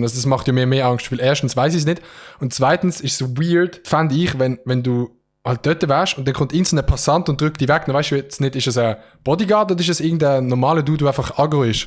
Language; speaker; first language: German; native; German